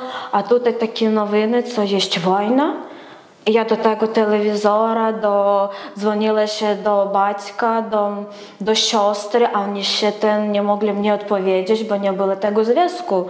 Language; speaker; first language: Polish; non-native, learner; Ukrainian